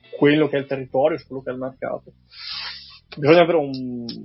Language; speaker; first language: Italian; native; Italian